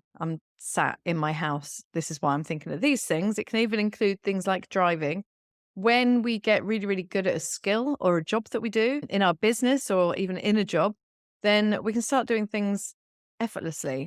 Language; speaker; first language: English; native; English